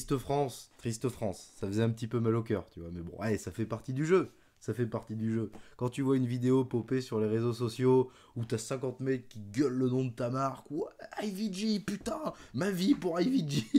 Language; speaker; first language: French; native; French